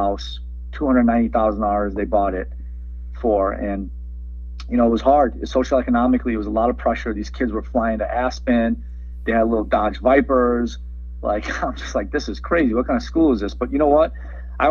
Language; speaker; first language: English; early bilingual, other home language; Persian